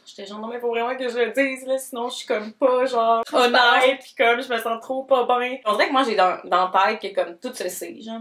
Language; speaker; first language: French; native; French